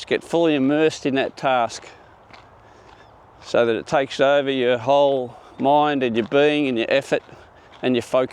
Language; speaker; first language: English; native; English